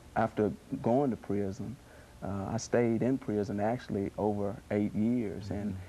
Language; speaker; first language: English; native; English